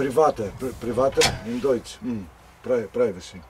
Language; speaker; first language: German; non-native, learner; Greek